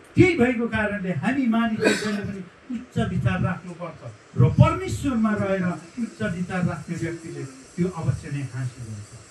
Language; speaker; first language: Nepali; non-native, local second language; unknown